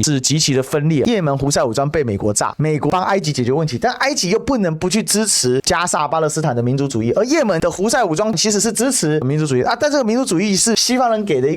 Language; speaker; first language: Chinese; native; Chinese